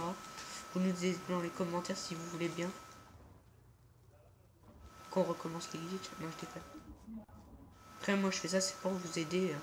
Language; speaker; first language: French; native; French